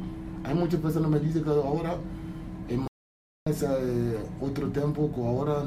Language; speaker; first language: Spanish; non-native, learner; Wolof